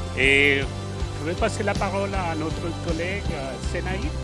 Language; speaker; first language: French; non-native, fluent; Spanish